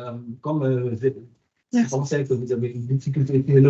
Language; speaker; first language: French; non-native, fluent; Vietnamese